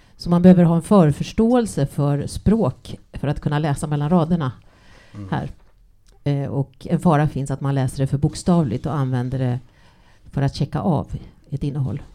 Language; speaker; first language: Swedish; early bilingual, other home language; English